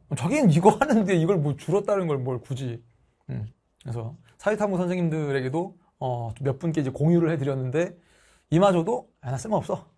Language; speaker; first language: Korean; native; Korean